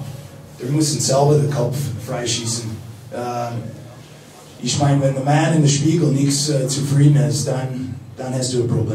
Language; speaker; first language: German; non-native, fluent; English